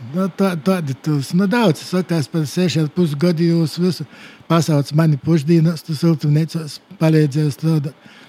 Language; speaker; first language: Latvian; native; Latvian